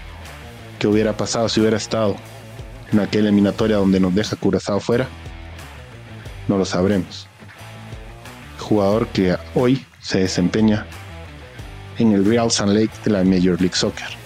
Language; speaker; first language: Spanish; native; Spanish